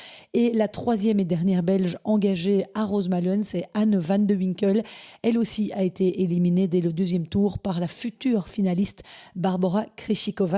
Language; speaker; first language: French; native; French